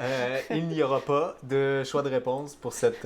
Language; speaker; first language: French; native; French